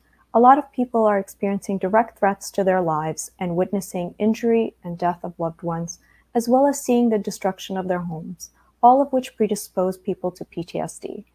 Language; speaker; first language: English; early bilingual, other home language; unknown